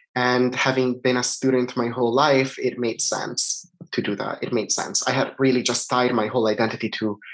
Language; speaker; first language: English; non-native, fluent; Italian